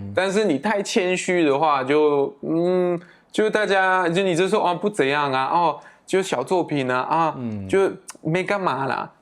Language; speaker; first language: Chinese; non-native, fluent; French